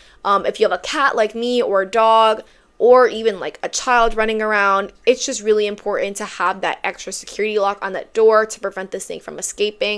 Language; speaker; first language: English; native; English